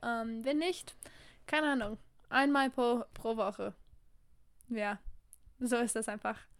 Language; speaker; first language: German; non-native, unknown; English